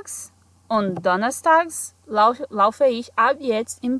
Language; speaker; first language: German; non-native, fluent; Portuguese